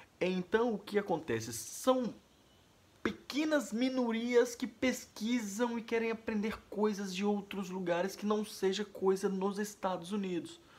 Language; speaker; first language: Portuguese; native; Portuguese